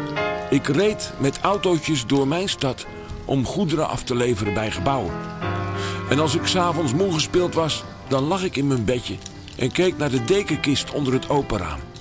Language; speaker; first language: Dutch; native; Dutch